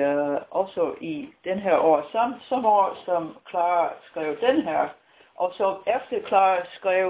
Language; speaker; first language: Danish; non-native, fluent; English